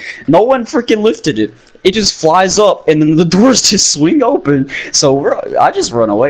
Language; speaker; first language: English; native; English